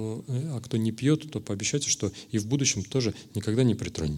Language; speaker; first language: Russian; native; Russian